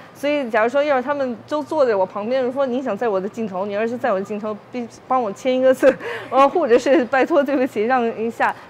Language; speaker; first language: Chinese; early bilingual, heritage; Chinese